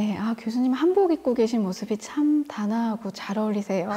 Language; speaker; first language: Korean; native; Korean